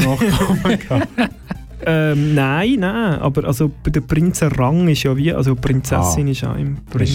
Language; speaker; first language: German; native; German